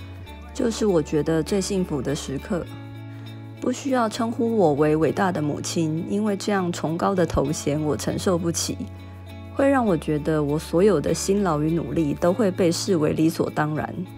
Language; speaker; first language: Chinese; native; Chinese